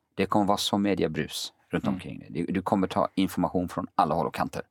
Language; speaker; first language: Swedish; early bilingual, other home language; Kurdish